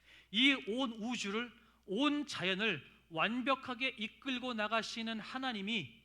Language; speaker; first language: Korean; native; Korean